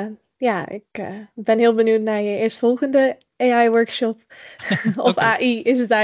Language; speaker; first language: Dutch; native; Dutch